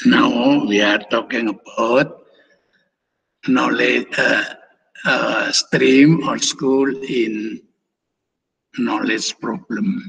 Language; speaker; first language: English; non-native, fluent; Indonesian